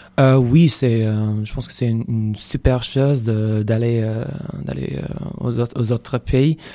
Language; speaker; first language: French; non-native, learner; English